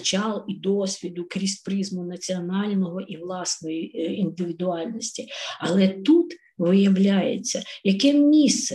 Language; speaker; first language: Ukrainian; native; Ukrainian